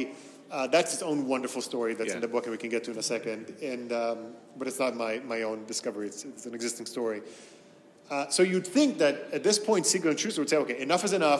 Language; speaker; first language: English; non-native, fluent; Hebrew